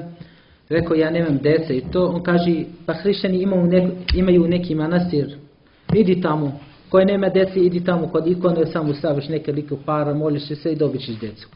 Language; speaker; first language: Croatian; non-native, learner; Arabic